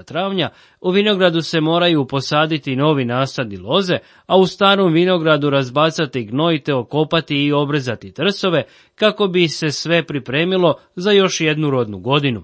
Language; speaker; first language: Croatian; native; Croatian